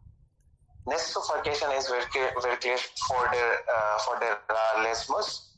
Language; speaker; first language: German; non-native, learner; Hindi